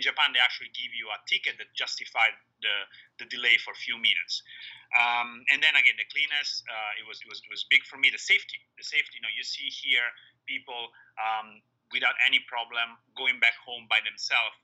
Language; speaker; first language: English; non-native, fluent; Italian